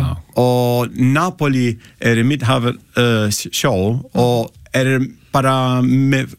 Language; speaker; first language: Icelandic; non-native, learner; Italian